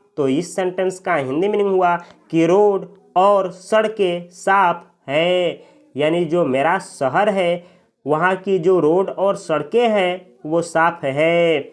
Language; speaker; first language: Hindi; native; Hindi